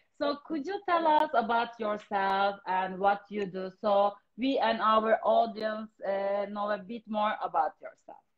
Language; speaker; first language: English; non-native, fluent; Turkish